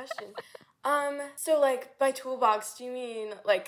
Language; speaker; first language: English; native; English